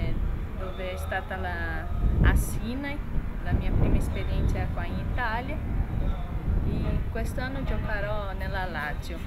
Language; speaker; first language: Italian; non-native, fluent; Portuguese